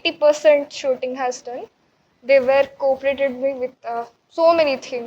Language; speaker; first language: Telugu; non-native, learner; Odia